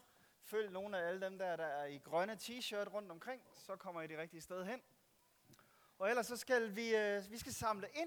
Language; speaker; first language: Danish; native; Danish